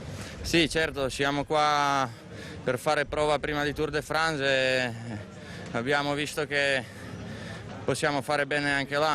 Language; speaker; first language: Italian; non-native, fluent; Slovak